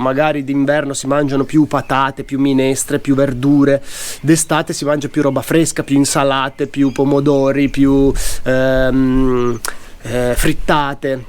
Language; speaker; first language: Italian; native; Italian